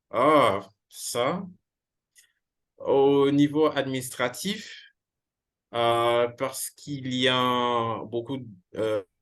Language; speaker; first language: French; non-native, fluent; English